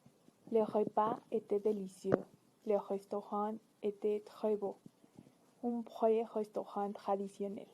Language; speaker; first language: French; non-native, learner; Spanish